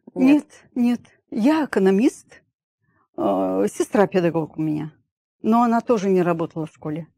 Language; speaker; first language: Russian; native; Russian